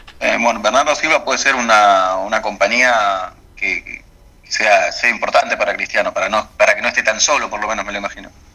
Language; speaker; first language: Spanish; native; Spanish